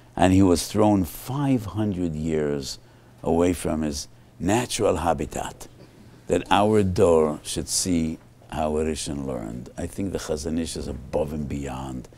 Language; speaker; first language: English; native; English